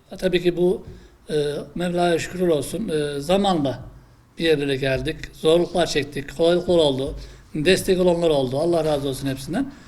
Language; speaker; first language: Turkish; native; Turkish